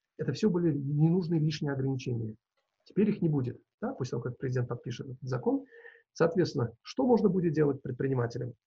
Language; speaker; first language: Russian; non-native, local second language; Uzbek